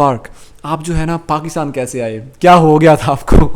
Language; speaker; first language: Urdu; native; Urdu